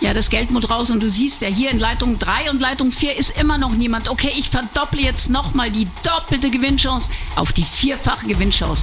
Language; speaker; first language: German; native; German